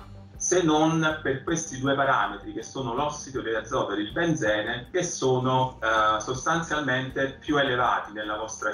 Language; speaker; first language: Italian; native; Italian